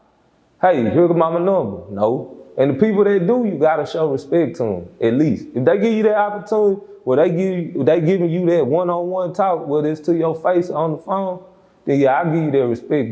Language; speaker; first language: English; native; English